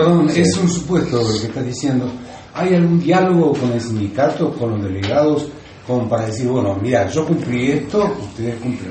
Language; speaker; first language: Spanish; native; Spanish